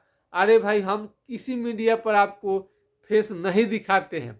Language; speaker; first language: Hindi; non-native, local second language; Bhojpuri